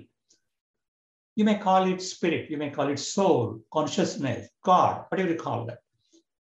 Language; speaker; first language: English; non-native, local second language; Marathi